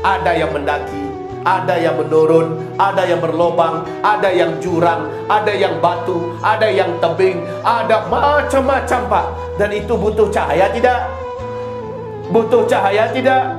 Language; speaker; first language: Indonesian; native; Indonesian